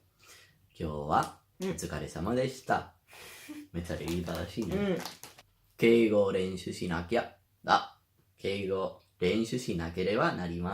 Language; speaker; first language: Japanese; non-native, learner; Spanish